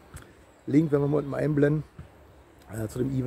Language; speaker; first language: German; native; German